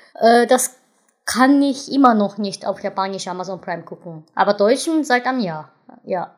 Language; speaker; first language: German; non-native, fluent; Japanese